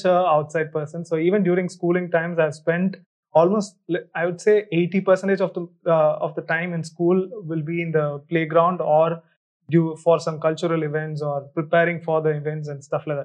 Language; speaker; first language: English; non-native, local second language; Tamil